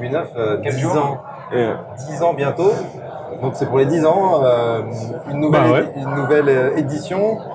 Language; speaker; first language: French; native; French